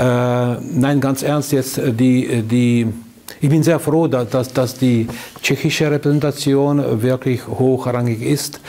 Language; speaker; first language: German; non-native, fluent; Czech